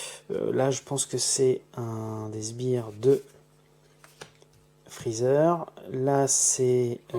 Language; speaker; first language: French; native; French